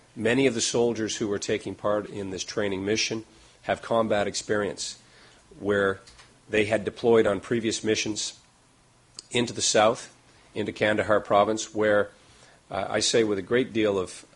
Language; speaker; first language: English; native; English